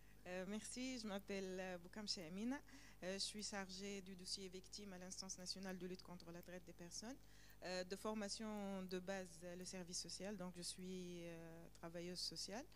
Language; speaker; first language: French; non-native, local second language; Arabic